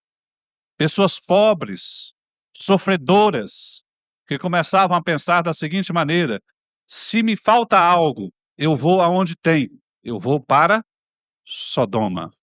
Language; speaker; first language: Portuguese; native; Portuguese